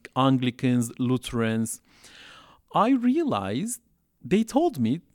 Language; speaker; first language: English; non-native, fluent; Turkish